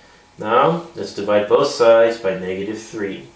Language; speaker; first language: English; native; English